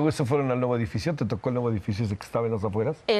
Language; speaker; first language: Spanish; native; Spanish